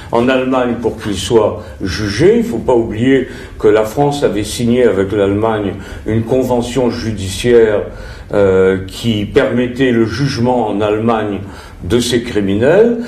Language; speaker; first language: French; early bilingual, other home language; Russian